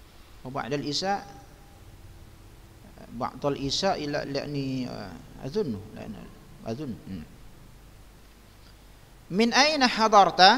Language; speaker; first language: Arabic; non-native, fluent; Indonesian